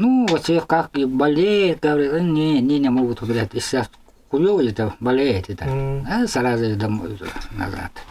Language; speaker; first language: Russian; non-native, local second language; Yakut